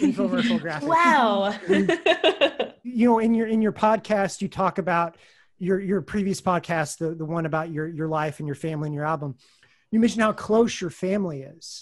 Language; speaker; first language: English; native; English